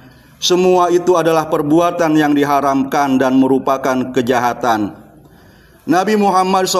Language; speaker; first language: Indonesian; native; Indonesian